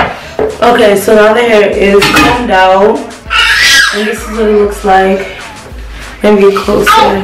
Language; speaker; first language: English; native; English